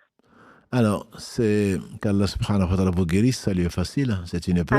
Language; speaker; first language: French; native; French